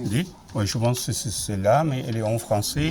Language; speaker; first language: French; non-native, fluent; Arabic